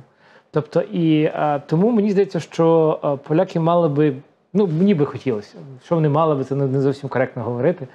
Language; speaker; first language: Ukrainian; native; Ukrainian